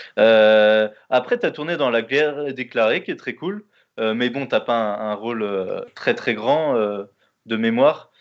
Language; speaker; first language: French; native; French